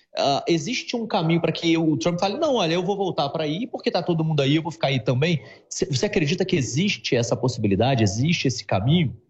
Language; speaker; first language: Portuguese; native; Portuguese